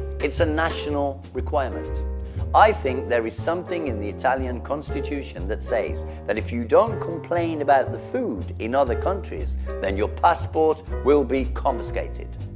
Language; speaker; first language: English; native; English